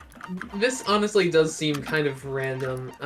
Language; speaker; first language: English; native; English